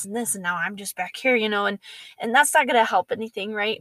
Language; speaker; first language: English; native; English